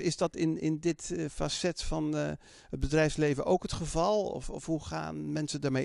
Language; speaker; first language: Dutch; native; Dutch